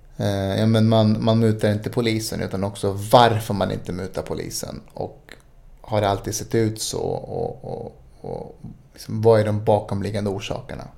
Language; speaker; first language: Swedish; early bilingual, other home language; Spanish